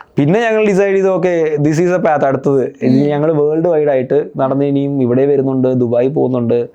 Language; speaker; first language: Malayalam; native; Malayalam